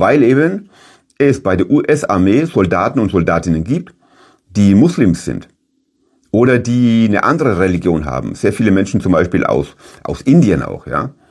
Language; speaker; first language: German; native; German